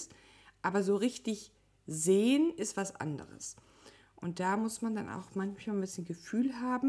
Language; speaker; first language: German; native; German